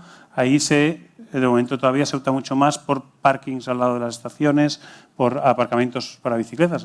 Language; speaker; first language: Spanish; native; Spanish